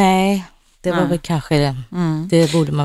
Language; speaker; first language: Swedish; native; Swedish